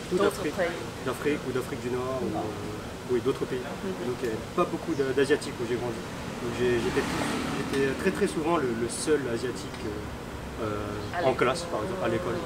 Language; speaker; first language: French; early bilingual, other home language; Min Nan Chinese